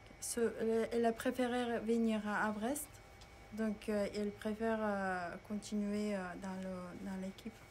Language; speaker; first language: French; non-native, learner; Spanish